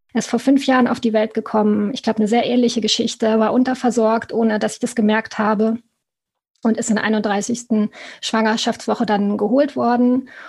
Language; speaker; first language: German; native; German